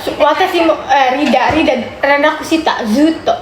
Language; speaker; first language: Japanese; non-native, learner; Indonesian